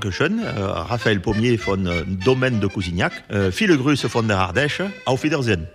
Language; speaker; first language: German; non-native, learner; French